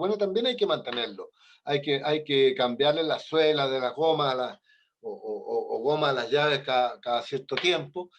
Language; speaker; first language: Spanish; native; Spanish